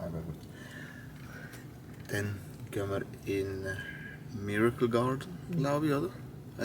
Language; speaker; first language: German; non-native, local second language; Croatian